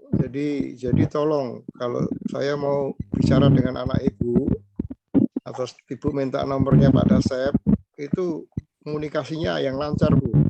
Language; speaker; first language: Malay; native; Malay